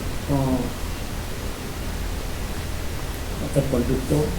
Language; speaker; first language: Spanish; non-native, learner; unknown